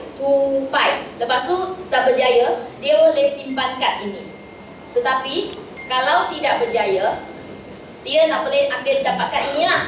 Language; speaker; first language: Malay; non-native, local second language; Chinese